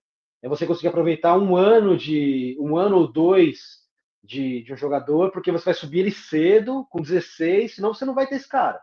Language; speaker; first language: Portuguese; native; Portuguese